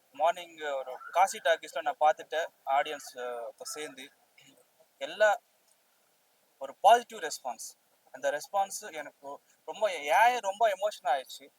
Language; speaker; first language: Tamil; non-native, learner; Telugu